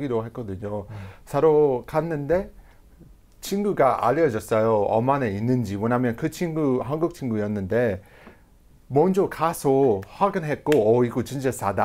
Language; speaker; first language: Korean; non-native, fluent; English